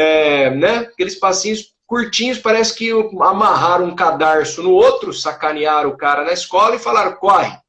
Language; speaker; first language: Portuguese; native; Portuguese